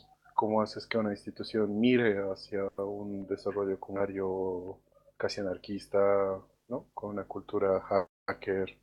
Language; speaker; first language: Spanish; native; Spanish